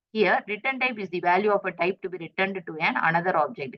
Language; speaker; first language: English; non-native, local second language; Tamil